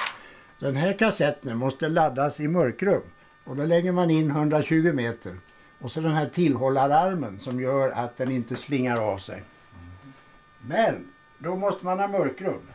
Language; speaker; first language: Swedish; native; Swedish